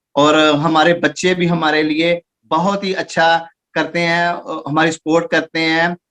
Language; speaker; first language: Hindi; non-native, local second language; Punjabi